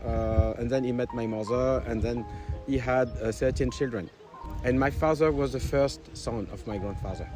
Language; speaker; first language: English; non-native, fluent; French